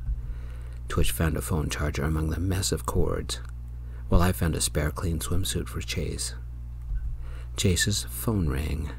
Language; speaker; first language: English; native; English